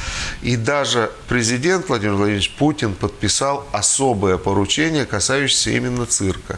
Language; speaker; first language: Russian; native; Russian